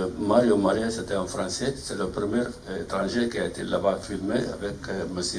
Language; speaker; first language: French; non-native, fluent; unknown